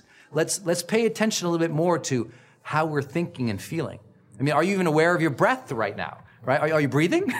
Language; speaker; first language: English; native; English